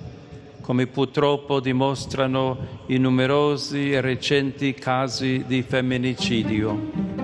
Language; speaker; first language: Italian; non-native, fluent; English